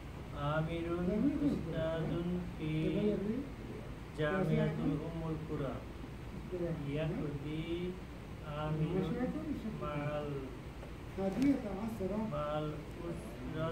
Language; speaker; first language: Arabic; non-native, learner; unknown